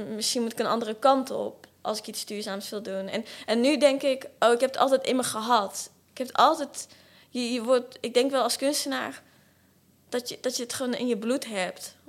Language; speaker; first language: Dutch; early bilingual, other home language; Portuguese